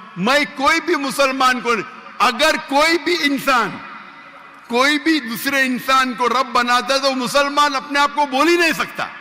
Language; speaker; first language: Urdu; non-native, local second language; Konkani